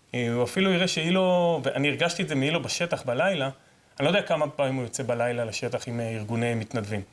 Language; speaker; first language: Hebrew; native; Hebrew